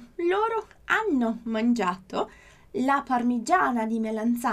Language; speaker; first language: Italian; non-native, fluent; Portuguese